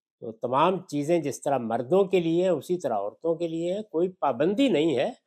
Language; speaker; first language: Urdu; non-native, local second language; Punjabi